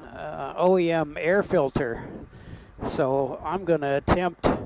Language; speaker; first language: English; native; English